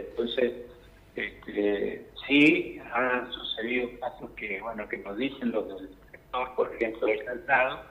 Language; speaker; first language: Spanish; native; Spanish